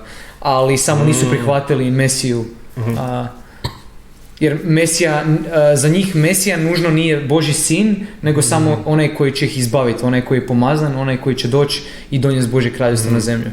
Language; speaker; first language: Croatian; native; Croatian